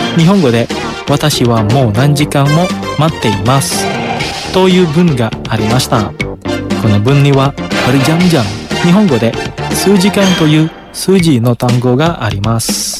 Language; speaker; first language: Japanese; non-native, fluent; Indonesian